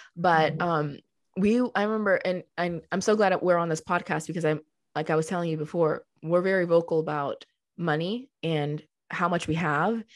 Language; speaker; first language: English; early bilingual, other home language; Spanish